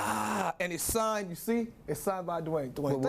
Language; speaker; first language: English; native; English